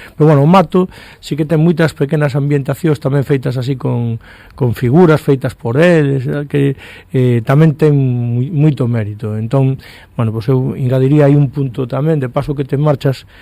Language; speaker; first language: Galician; native; Galician